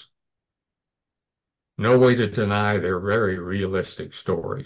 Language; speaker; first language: English; native; English